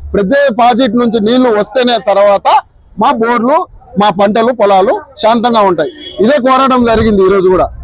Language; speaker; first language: Telugu; non-native, local second language; Lambadi